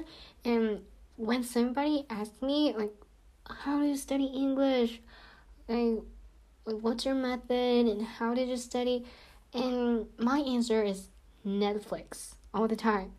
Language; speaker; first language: English; non-native, fluent; Korean